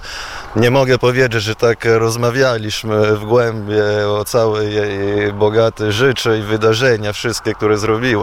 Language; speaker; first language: Polish; non-native, fluent; Italian